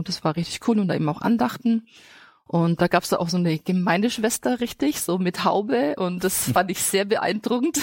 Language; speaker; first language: German; native; German